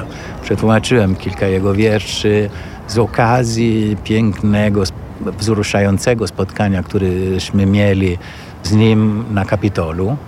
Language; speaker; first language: Polish; non-native, fluent; Italian